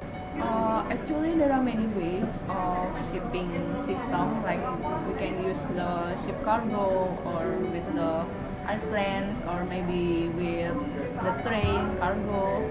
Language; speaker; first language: English; non-native, learner; Indonesian